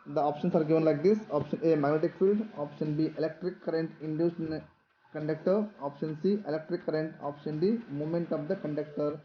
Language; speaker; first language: English; non-native, local second language; Kannada